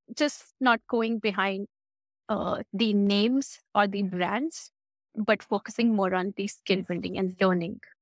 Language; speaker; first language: English; non-native, local second language; Hindi